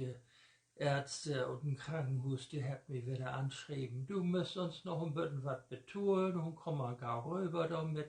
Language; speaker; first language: German; native; German